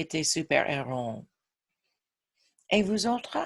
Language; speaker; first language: French; non-native, fluent; English